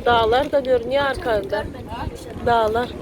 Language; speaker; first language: Turkish; native; Turkish